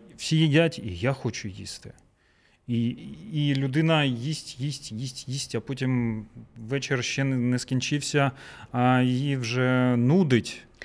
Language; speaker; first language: Ukrainian; non-native, local second language; Russian